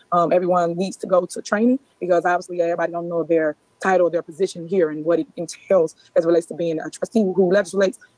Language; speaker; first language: English; native; English